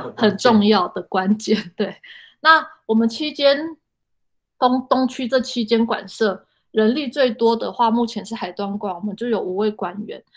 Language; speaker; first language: Chinese; native; Chinese